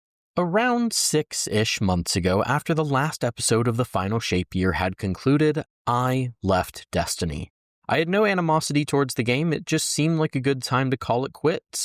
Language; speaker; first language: English; native; English